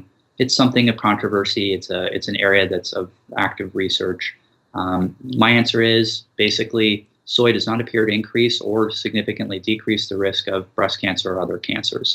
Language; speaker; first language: English; native; English